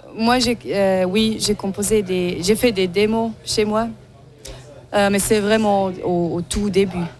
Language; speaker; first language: French; non-native, local second language; Swiss German